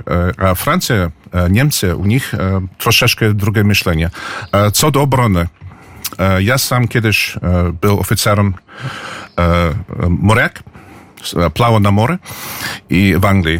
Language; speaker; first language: Polish; early bilingual, heritage; English